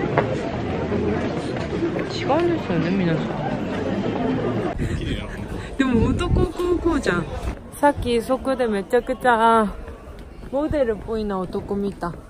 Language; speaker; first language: Japanese; non-native, fluent; Korean